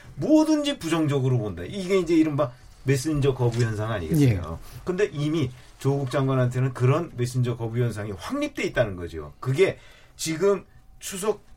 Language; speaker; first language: Korean; native; Korean